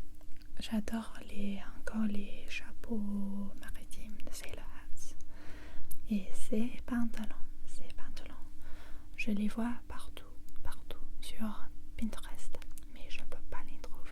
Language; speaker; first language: French; non-native, fluent; English